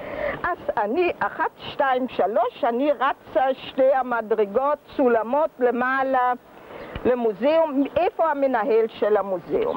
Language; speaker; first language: Hebrew; early bilingual, other home language; German